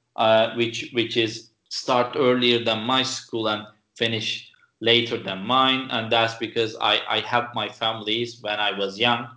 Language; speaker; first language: English; non-native, fluent; Turkish